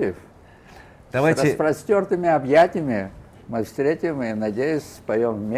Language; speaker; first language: Russian; native; Russian